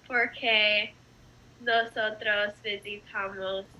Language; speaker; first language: Spanish; non-native, learner; English